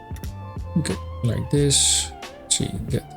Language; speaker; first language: English; non-native, fluent; Dutch